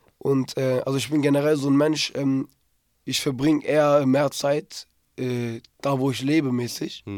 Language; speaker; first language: German; early bilingual, other home language; Turkish